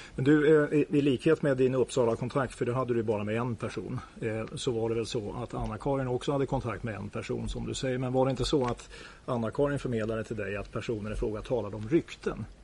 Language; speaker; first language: Swedish; native; Swedish